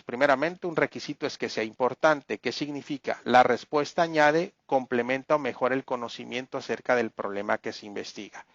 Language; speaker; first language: Spanish; native; Spanish